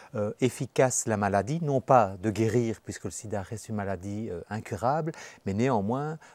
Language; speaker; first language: French; native; French